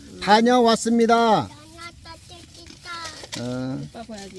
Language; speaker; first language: Korean; native; Korean